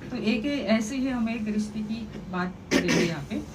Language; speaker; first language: Hindi; non-native, local second language; Marathi